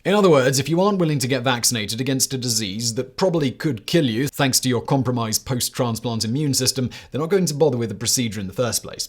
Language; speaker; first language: English; native; English